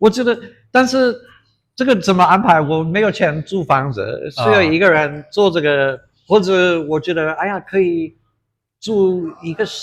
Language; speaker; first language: Chinese; non-native, fluent; English